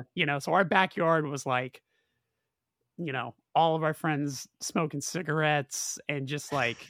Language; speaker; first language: English; native; English